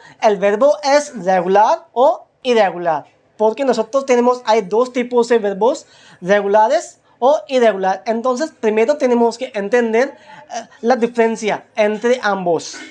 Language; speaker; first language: Spanish; non-native, learner; Hindi